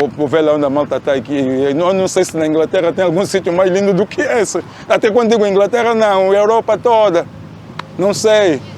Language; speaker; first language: Portuguese; native; Portuguese